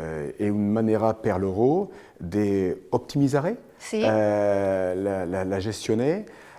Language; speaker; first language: Italian; non-native, fluent; French